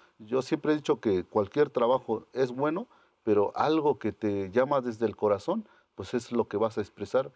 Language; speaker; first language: Spanish; non-native, local second language; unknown